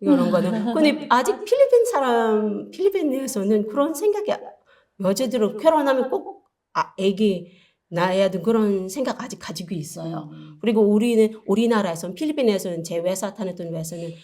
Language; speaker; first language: Korean; non-native, learner; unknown